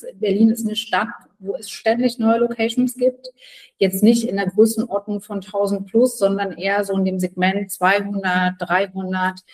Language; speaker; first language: German; native; German